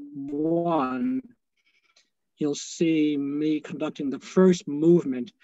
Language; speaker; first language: English; native; English